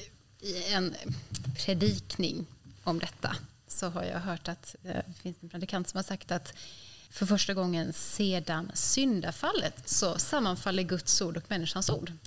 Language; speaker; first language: Swedish; native; Swedish